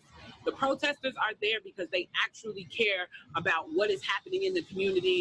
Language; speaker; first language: English; native; English